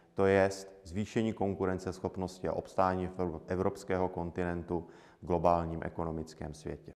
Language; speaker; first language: Czech; native; Czech